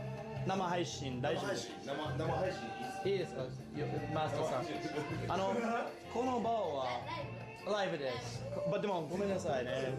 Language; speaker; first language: Japanese; non-native, learner; English